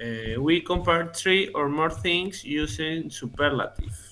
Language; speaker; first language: English; non-native, learner; Spanish